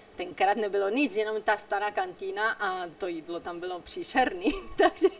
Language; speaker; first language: Czech; non-native, fluent; Spanish